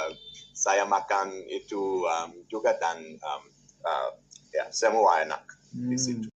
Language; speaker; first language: Indonesian; non-native, learner; English